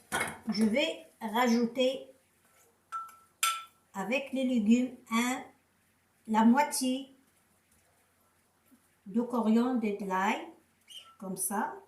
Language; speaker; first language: French; non-native, local second language; Arabic